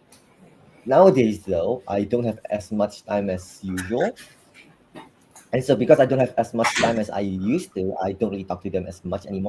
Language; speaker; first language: English; non-native, fluent; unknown